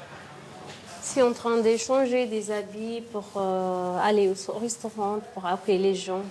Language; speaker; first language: French; non-native, learner; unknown